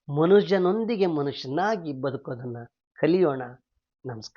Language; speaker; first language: Kannada; native; Kannada